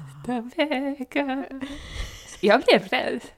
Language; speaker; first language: Swedish; non-native, fluent; English